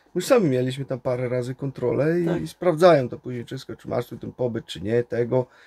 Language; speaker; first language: Polish; native; Polish